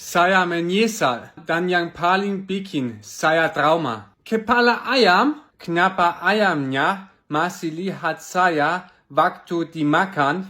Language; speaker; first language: Indonesian; non-native, fluent; German